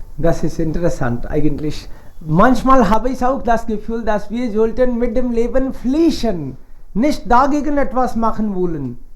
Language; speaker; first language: German; non-native, fluent; Hindi